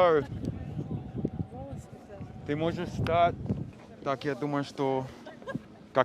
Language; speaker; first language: Russian; non-native, learner; English